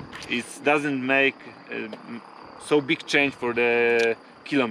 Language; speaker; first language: English; non-native, learner; Polish